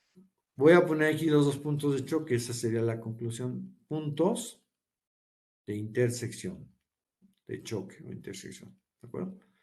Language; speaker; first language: Spanish; native; Spanish